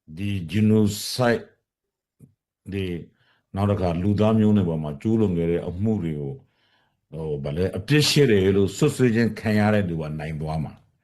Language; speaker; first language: Burmese; non-native, local second language; Rohingya